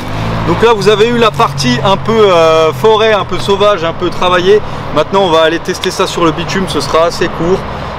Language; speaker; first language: French; native; French